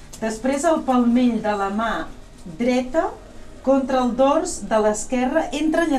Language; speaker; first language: Catalan; native; Catalan